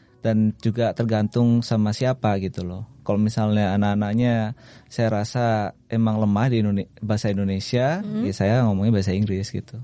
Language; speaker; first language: Indonesian; native; Indonesian